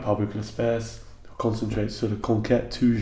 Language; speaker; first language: French; non-native, learner; English